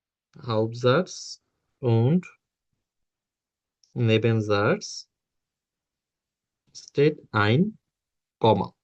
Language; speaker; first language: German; non-native, learner; Bangla